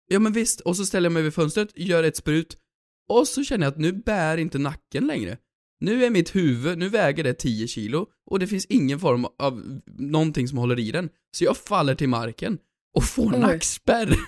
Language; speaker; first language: Swedish; native; Swedish